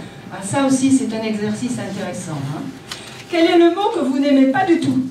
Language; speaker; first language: French; native; French